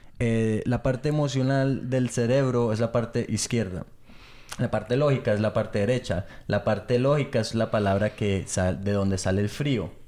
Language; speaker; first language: Spanish; early bilingual, heritage; Spanish